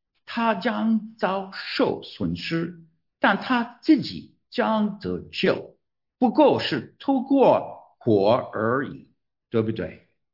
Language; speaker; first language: Chinese; non-native, fluent; English